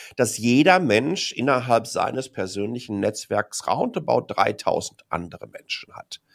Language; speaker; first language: German; native; German